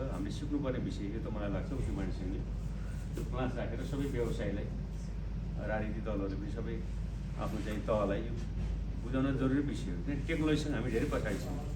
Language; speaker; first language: Nepali; native; Nepali